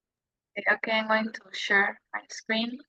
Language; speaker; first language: English; non-native, learner; Spanish